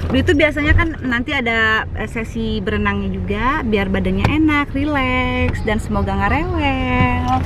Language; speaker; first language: Indonesian; native; Indonesian